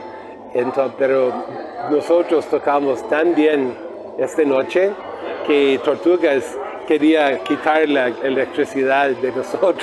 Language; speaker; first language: Spanish; non-native, fluent; English